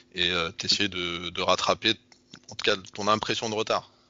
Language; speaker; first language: French; native; French